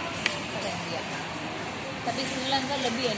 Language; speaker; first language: Indonesian; non-native, learner; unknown